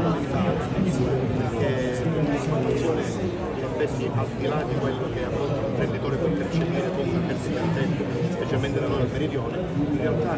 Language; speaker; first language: Italian; native; Italian